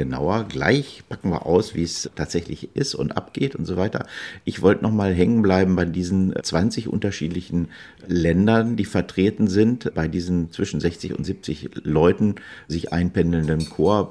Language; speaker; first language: German; native; German